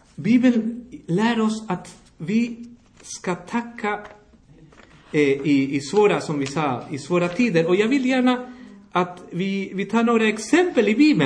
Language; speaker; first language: Swedish; non-native, fluent; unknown